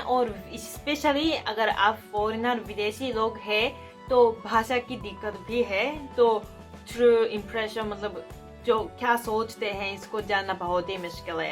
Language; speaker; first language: Hindi; non-native, fluent; Japanese